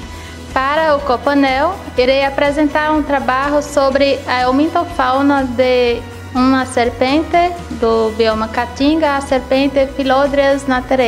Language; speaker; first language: Spanish; non-native, fluent; Portuguese